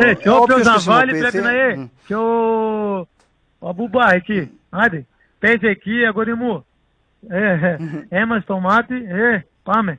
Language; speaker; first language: Greek; non-native, learner; Portuguese